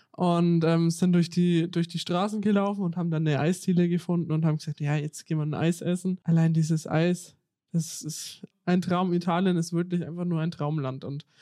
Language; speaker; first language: German; native; German